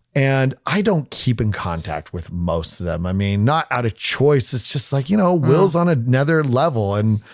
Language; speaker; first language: English; native; English